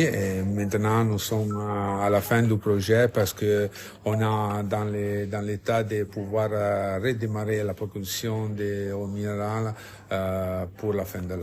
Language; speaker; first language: French; non-native, fluent; Italian